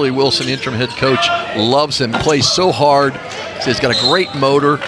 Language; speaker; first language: English; native; English